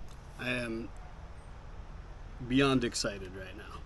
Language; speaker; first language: English; native; English